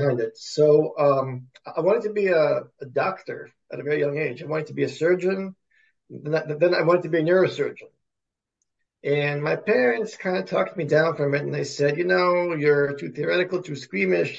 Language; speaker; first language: English; early bilingual, other home language; Russian